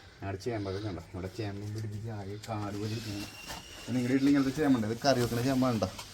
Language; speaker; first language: Malayalam; native; Malayalam